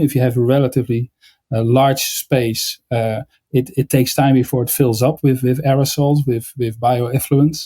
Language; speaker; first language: English; non-native, fluent; Dutch